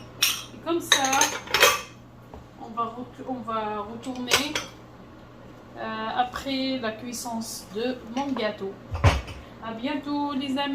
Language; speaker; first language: French; non-native, fluent; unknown